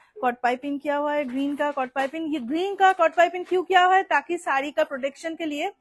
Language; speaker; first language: Hindi; non-native, local second language; Bangla